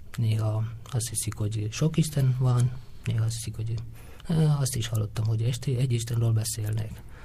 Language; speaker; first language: Hungarian; non-native, fluent; Tamil